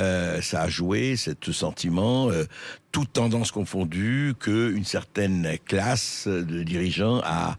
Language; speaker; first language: French; native; French